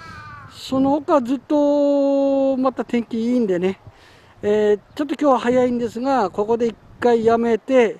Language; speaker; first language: Japanese; native; Japanese